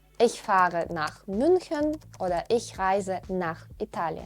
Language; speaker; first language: German; non-native, fluent; Ukrainian